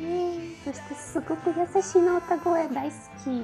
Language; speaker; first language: Japanese; non-native, learner; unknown